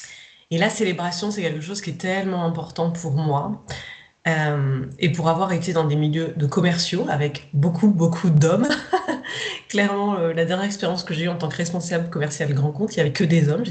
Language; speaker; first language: French; native; French